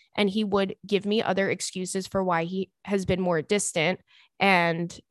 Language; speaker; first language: English; native; English